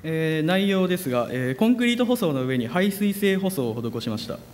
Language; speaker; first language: Japanese; native; Japanese